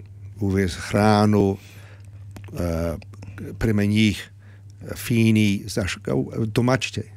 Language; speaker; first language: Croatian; early bilingual, heritage; Serbian